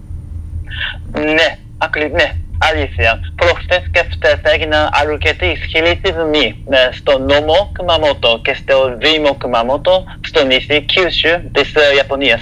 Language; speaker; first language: Greek; non-native, fluent; Japanese